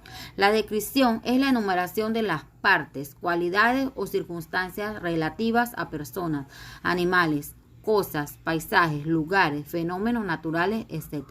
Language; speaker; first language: Spanish; native; Spanish